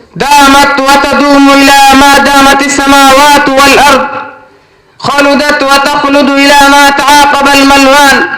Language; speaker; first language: Arabic; non-native, learner; Urdu